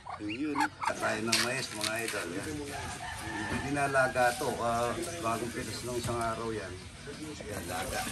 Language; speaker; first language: Filipino; non-native, local second language; Pampanga